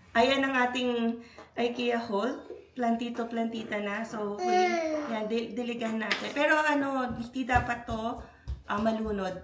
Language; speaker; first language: Filipino; native; Filipino